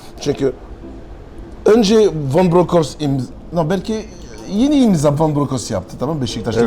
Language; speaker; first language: Turkish; non-native, learner; French